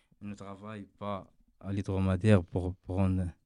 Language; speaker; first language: French; non-native, learner; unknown